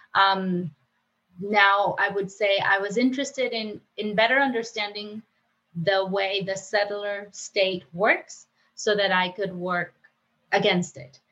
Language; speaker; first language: English; non-native, fluent; Spanish